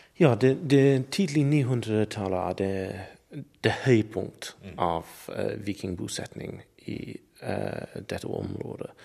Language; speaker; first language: Norwegian; non-native, learner; English